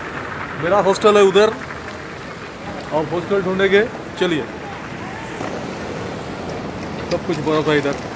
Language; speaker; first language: Hindi; non-native, local second language; Bangla